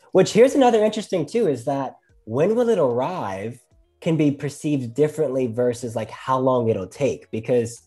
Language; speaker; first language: English; native; English